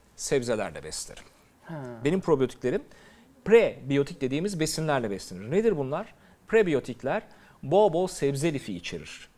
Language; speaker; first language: Turkish; native; Turkish